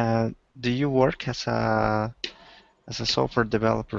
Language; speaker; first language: English; non-native, learner; Spanish